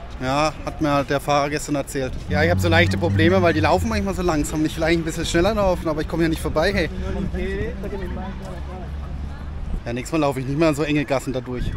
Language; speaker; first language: German; native; German